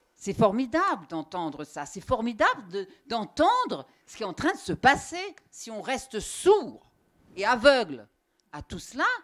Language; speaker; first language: French; native; French